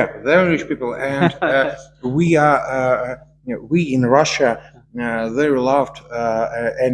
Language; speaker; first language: English; non-native, learner; Russian